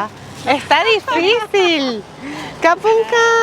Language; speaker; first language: Spanish; native; Spanish